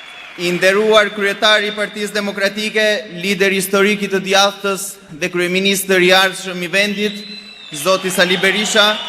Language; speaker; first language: Albanian; native; Albanian